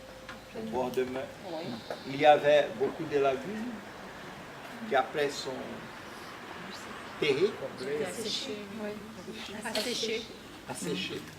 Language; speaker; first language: French; non-native, fluent; Portuguese